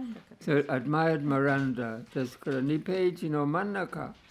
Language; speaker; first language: Japanese; non-native, fluent; English